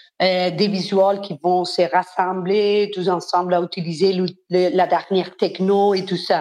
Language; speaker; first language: French; non-native, fluent; Spanish